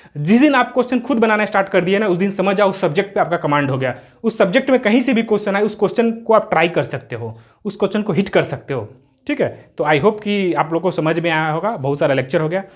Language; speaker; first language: Hindi; native; Hindi